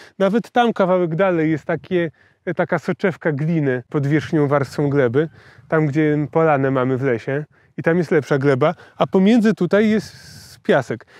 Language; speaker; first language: Polish; native; Polish